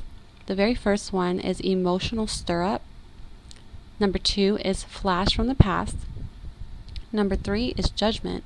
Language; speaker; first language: English; native; English